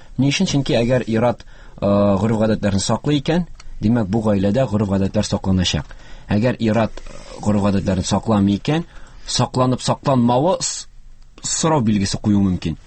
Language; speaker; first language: Tatar; native; Tatar